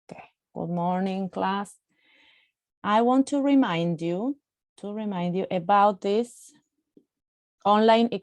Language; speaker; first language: English; non-native, fluent; Spanish